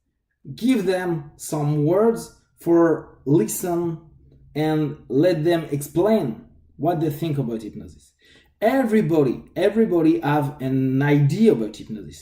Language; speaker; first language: English; non-native, fluent; French